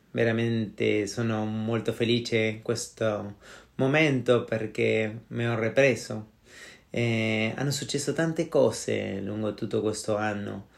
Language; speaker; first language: Italian; non-native, learner; Spanish